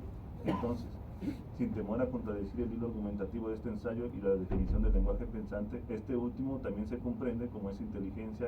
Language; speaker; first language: Spanish; native; Spanish